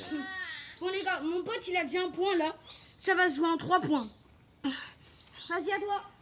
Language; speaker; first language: French; native; French